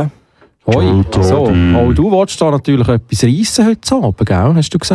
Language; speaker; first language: German; native; German